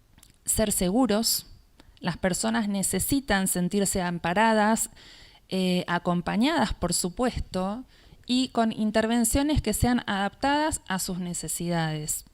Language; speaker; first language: Spanish; native; Spanish